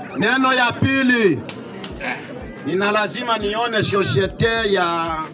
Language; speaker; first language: Swahili; native; Swahili